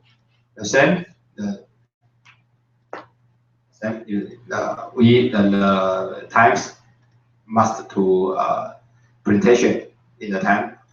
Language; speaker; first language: English; non-native, learner; Chinese